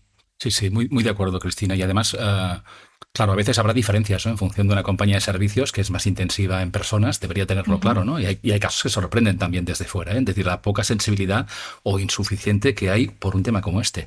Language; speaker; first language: Spanish; native; Spanish